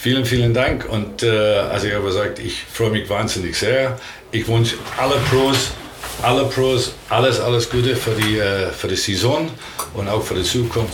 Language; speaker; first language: German; non-native, learner; English